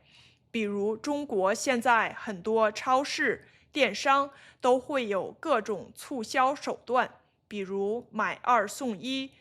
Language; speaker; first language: Chinese; native; Chinese